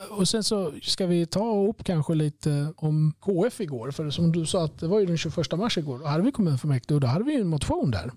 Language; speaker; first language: Swedish; native; Swedish